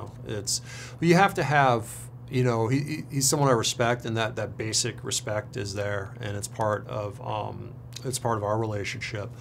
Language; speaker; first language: English; native; English